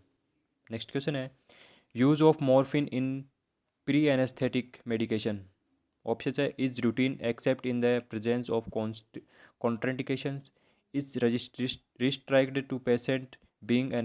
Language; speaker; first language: Hindi; native; Hindi